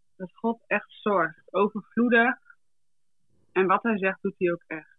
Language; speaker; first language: Dutch; native; Dutch